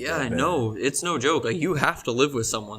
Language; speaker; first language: English; native; English